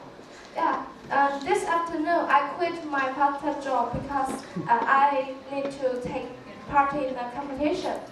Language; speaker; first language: English; non-native, learner; Chinese